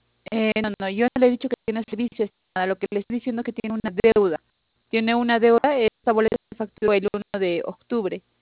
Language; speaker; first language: Spanish; native; Spanish